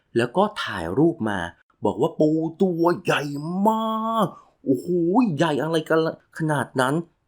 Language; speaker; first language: Thai; native; Thai